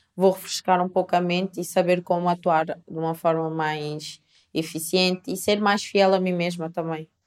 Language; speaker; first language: Portuguese; native; Portuguese